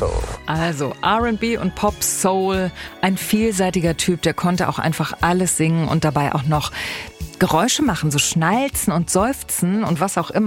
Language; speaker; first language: German; native; German